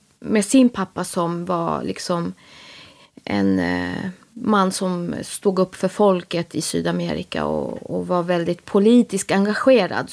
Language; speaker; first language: Swedish; early bilingual, other home language; Spanish